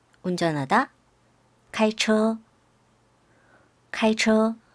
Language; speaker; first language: Chinese; non-native, fluent; Korean